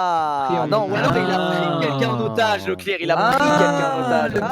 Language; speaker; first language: French; native; French